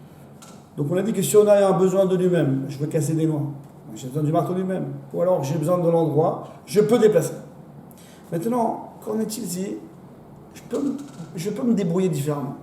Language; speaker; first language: French; native; French